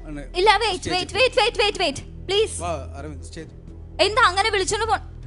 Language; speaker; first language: Malayalam; native; Malayalam